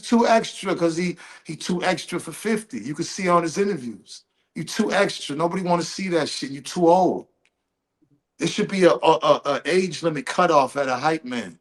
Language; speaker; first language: English; native; English